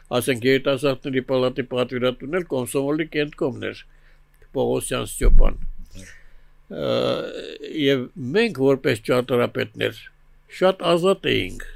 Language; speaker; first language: Armenian; native; Armenian